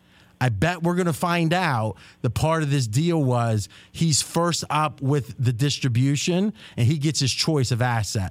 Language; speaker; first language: English; native; English